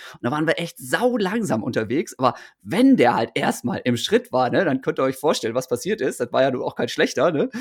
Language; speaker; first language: German; native; German